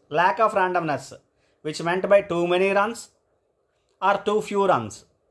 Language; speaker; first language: English; non-native, local second language; Telugu